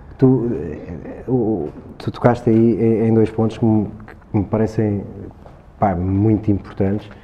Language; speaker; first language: Portuguese; native; Portuguese